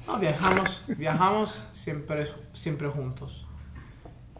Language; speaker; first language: Spanish; non-native, fluent; Italian